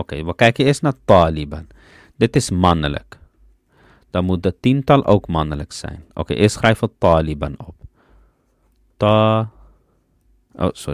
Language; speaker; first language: Dutch; early bilingual, other home language; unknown